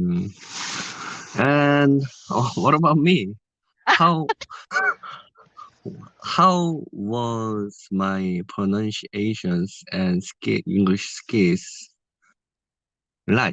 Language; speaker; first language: English; non-native, learner; Korean